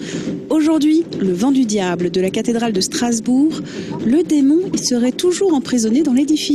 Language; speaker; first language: French; native; French